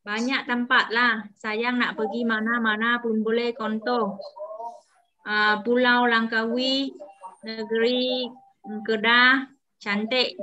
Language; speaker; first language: Indonesian; non-native, learner; Vietnamese